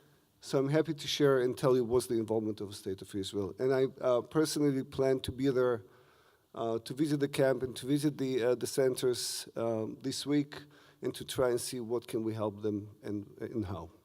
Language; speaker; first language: English; non-native, fluent; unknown